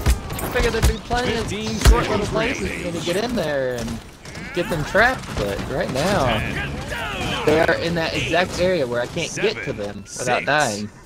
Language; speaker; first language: English; native; English